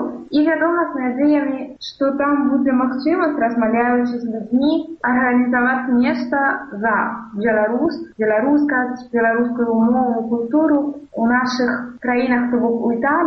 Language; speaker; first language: Belarusian; non-native, fluent; Italian